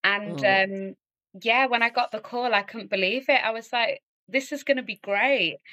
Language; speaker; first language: English; native; English